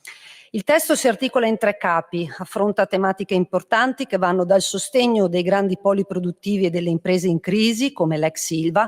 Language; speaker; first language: Italian; native; Italian